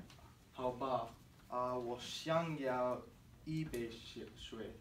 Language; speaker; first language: Chinese; non-native, learner; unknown